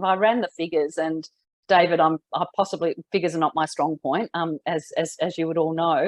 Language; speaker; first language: English; native; English